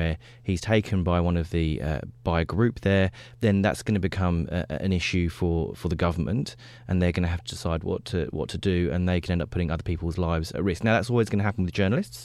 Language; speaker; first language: English; native; English